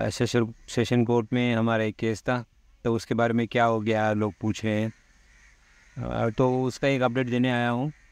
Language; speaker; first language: Hindi; non-native, local second language; Malayalam